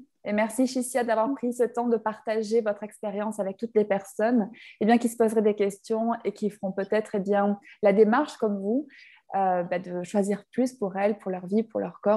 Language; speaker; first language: French; native; French